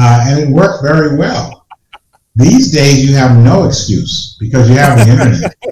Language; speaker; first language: English; native; English